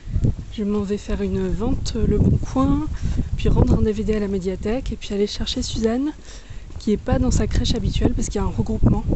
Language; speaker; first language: French; native; French